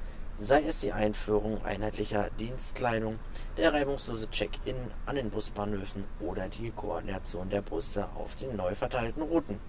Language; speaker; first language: German; native; German